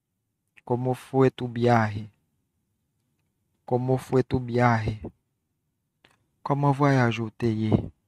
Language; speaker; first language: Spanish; non-native, learner; Haitian Creole